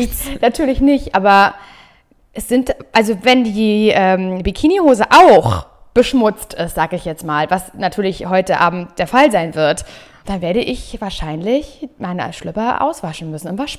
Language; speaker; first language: German; native; German